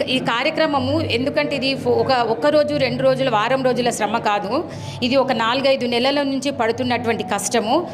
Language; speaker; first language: Telugu; native; Telugu